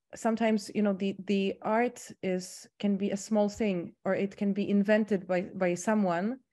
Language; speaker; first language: English; non-native, fluent; Polish